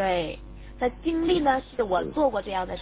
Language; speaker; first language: Chinese; native; Chinese